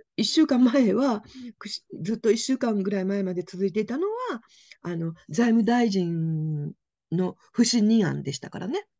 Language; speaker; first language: Japanese; native; Japanese